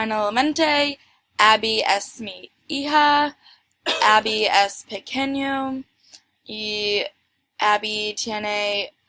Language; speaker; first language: Spanish; non-native, learner; English